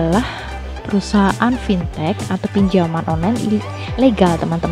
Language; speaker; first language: Indonesian; native; Indonesian